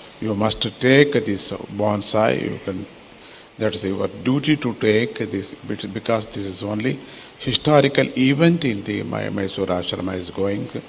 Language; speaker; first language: English; non-native, local second language; Telugu